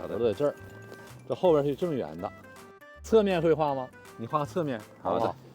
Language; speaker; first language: Chinese; native; Chinese